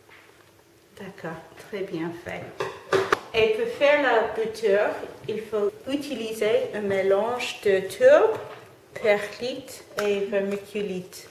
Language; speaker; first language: French; non-native, learner; English